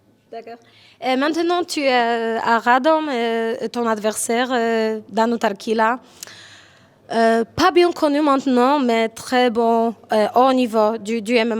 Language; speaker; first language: French; non-native, learner; Polish